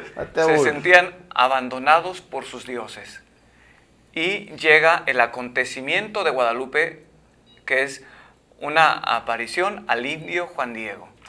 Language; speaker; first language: Spanish; native; Spanish